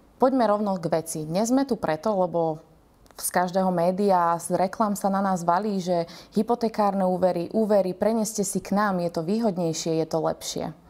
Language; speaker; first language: Slovak; native; Slovak